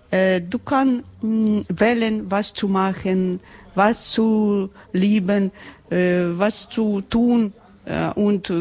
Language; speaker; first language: German; non-native, learner; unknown